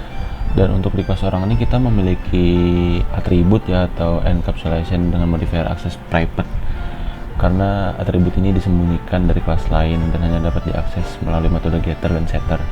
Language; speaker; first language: Indonesian; native; Indonesian